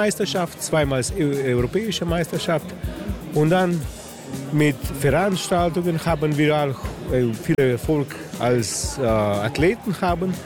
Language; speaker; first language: German; non-native, learner; Slovenian